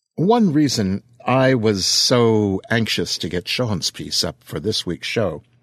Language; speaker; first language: English; native; English